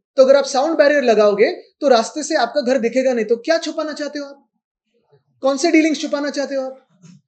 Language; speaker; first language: Hindi; non-native, local second language; Marathi